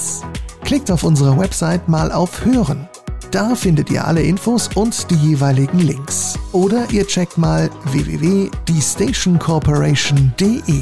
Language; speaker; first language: German; native; German